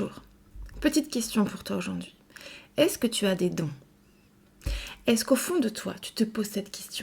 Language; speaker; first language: French; native; French